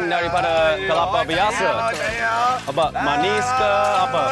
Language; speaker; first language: Indonesian; non-native, learner; English